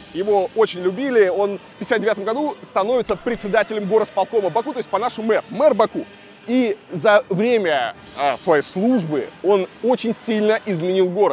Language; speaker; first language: Russian; native; Russian